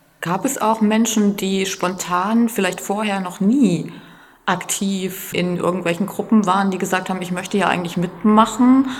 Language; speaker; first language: German; native; German